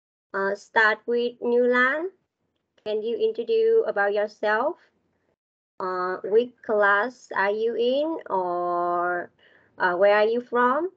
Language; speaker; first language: English; non-native, learner; Vietnamese